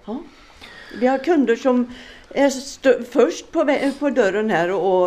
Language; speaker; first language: Swedish; native; Swedish